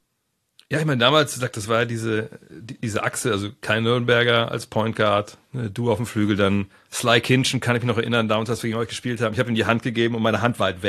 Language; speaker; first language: German; native; German